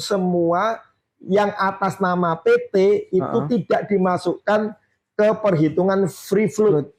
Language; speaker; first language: Indonesian; native; Indonesian